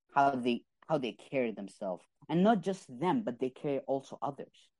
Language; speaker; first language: English; non-native, fluent; Arabic